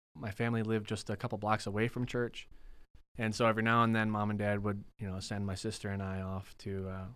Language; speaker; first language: English; native; English